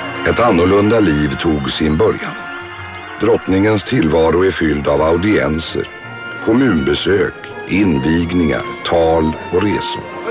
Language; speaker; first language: Swedish; native; Swedish